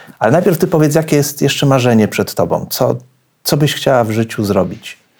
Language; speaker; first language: Polish; native; Polish